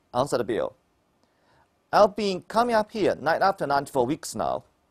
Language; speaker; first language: English; non-native, fluent; Chinese